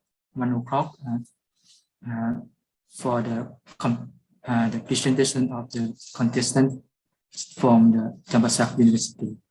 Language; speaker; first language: English; non-native, fluent; Lao